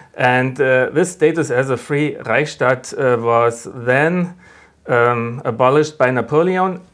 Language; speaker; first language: English; non-native, fluent; German